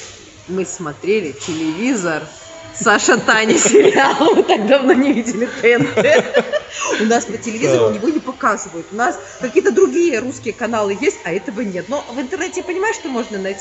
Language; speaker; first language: Russian; native; Russian